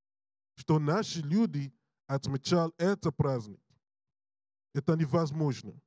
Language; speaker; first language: Russian; non-native, learner; English